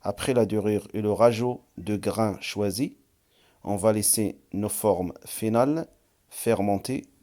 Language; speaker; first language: French; non-native, local second language; Arabic